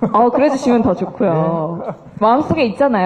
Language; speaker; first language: Korean; native; Korean